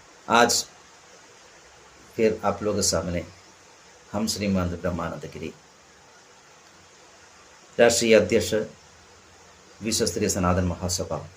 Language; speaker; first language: Hindi; non-native, local second language; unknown